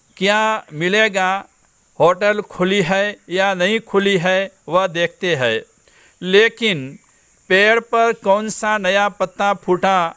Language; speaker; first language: Hindi; non-native, local second language; Gujarati